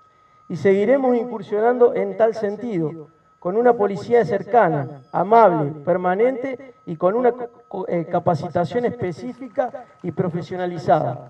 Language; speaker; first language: Spanish; native; Spanish